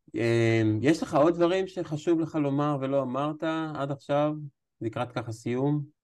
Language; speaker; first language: Hebrew; non-native, fluent; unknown